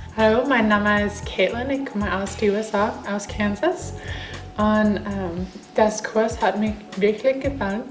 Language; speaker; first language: German; non-native, learner; English